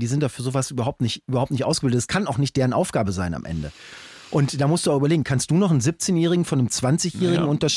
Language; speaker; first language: German; native; German